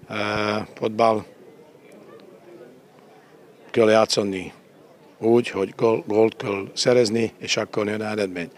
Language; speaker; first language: Hungarian; non-native, fluent; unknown